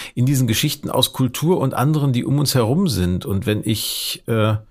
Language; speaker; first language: German; native; German